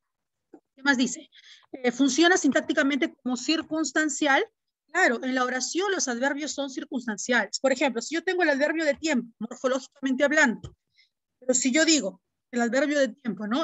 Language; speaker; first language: Spanish; native; Spanish